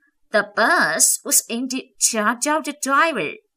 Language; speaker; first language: English; non-native, fluent; Chinese